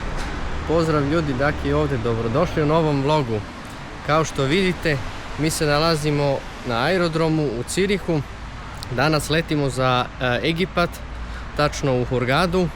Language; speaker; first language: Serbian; early bilingual, heritage; Serbian